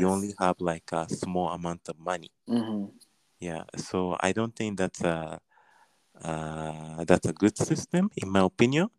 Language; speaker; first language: English; non-native, learner; Japanese